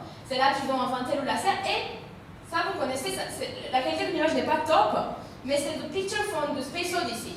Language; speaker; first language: French; non-native, fluent; Romanian